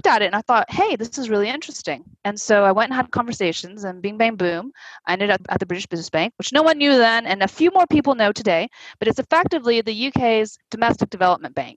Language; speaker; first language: English; native; English